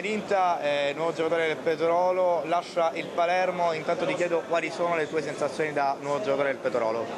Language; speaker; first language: Italian; native; Italian